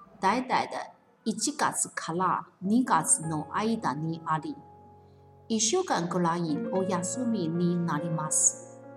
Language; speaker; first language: Japanese; non-native, fluent; Chinese